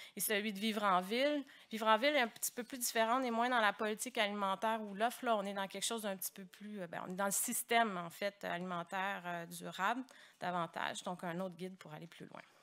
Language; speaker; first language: French; native; French